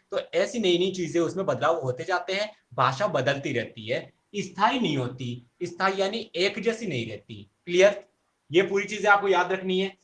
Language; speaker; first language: Hindi; native; Hindi